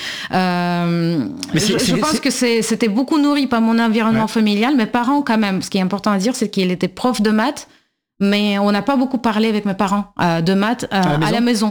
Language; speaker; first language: French; non-native, fluent; Russian